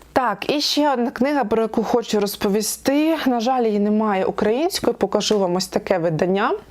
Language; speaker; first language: Ukrainian; native; Ukrainian